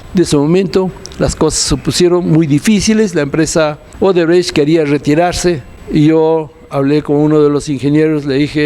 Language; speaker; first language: Spanish; native; Spanish